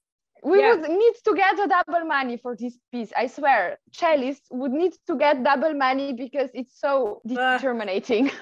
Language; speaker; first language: English; non-native, fluent; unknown